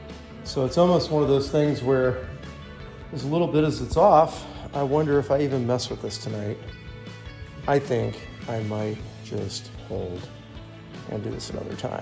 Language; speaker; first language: English; native; English